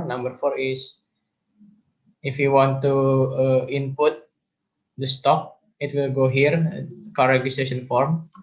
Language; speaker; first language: English; non-native, learner; Indonesian